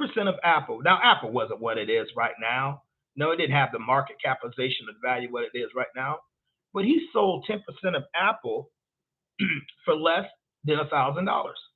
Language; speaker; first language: English; native; English